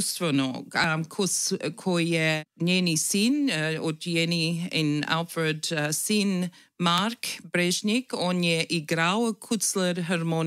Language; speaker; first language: Slovenian; early bilingual, heritage; Slovenian